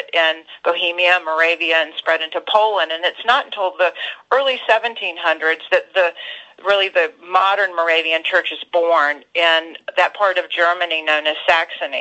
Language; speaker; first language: English; native; English